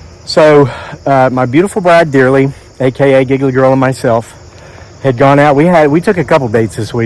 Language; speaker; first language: English; native; English